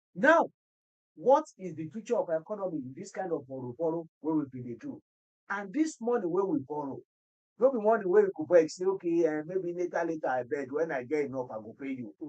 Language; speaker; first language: Nigerian Pidgin; non-native, local second language; Yoruba